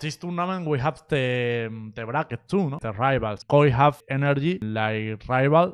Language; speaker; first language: English; non-native, learner; Spanish